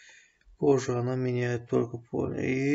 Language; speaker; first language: Russian; non-native, fluent; Azerbaijani